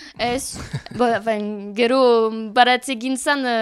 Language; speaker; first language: Basque; non-native, learner; French